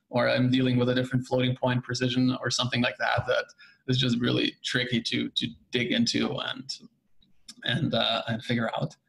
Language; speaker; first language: English; non-native, fluent; German